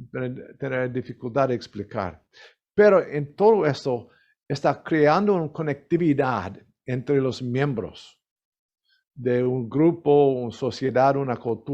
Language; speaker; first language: Spanish; non-native, learner; English